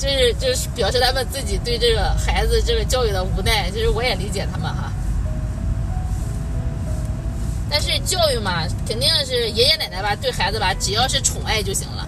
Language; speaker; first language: Chinese; native; Chinese